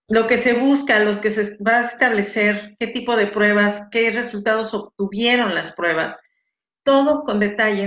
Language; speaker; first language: Spanish; native; Spanish